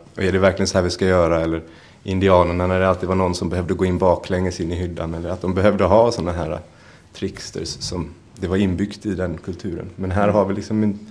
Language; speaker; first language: Swedish; native; Swedish